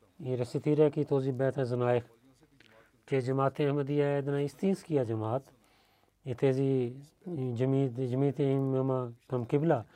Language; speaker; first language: Bulgarian; non-native, learner; Urdu